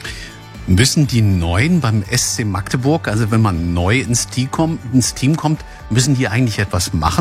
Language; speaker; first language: German; native; German